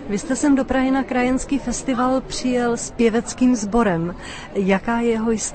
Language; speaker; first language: Czech; native; Czech